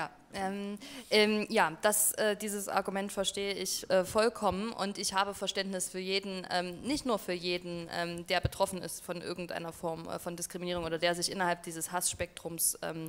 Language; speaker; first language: German; native; German